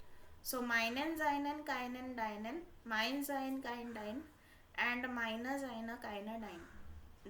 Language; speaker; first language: German; non-native, fluent; Hindi